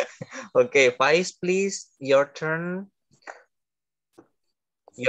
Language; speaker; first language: English; non-native, fluent; Indonesian